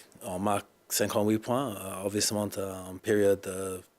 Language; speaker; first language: French; non-native, learner; English